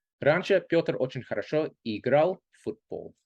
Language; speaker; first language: Russian; non-native, fluent; English